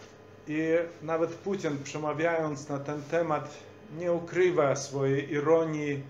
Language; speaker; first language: Polish; non-native, fluent; Belarusian